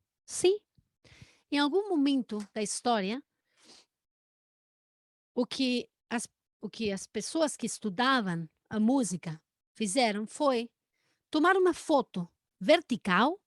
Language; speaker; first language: Portuguese; non-native, learner; Spanish